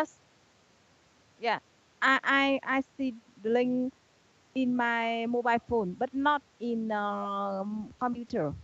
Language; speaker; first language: English; non-native, learner; Vietnamese